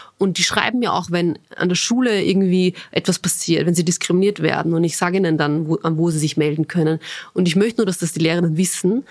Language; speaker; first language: German; early bilingual, other home language; Bosnian